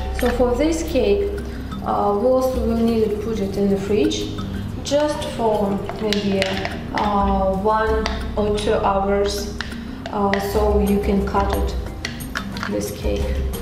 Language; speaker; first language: English; non-native, learner; Russian